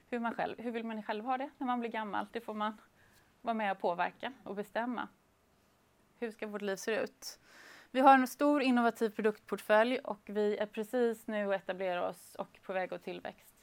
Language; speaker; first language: Swedish; native; Swedish